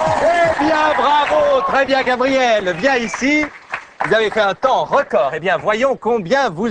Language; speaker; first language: French; native; French